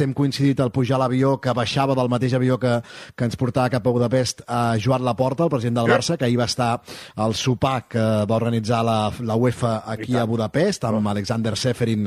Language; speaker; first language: Catalan; native; Catalan